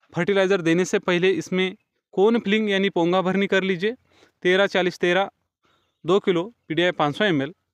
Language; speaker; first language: Hindi; non-native, local second language; Marathi